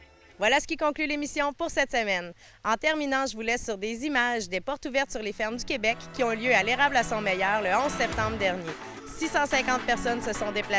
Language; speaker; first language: French; native; French